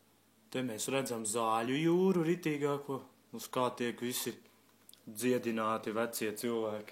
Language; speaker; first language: Latvian; native; Latvian